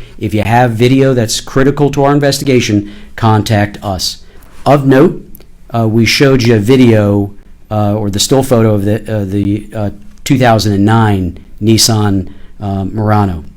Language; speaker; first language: English; native; English